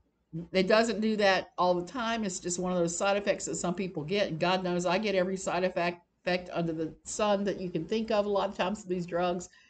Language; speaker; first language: English; native; English